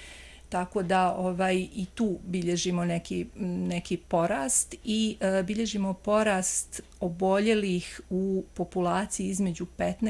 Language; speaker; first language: Croatian; native; Croatian